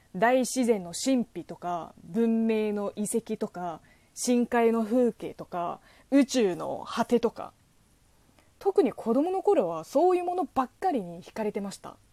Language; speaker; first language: Japanese; non-native, fluent; Chinese